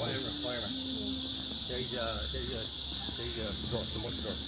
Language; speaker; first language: English; non-native, learner; Chinese